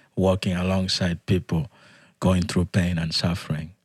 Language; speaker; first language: English; non-native, fluent; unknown